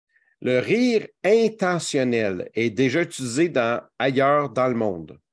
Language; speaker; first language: French; native; French